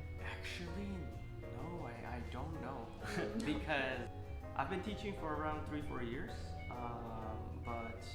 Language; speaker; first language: English; non-native, fluent; Portuguese